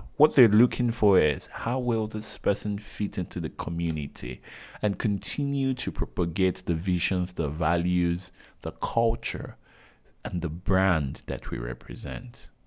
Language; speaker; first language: English; non-native, local second language; Yoruba